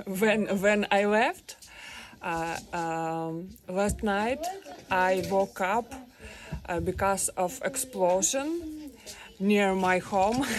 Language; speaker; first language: English; non-native, learner; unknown